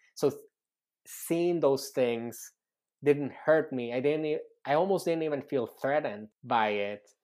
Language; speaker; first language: English; non-native, fluent; Spanish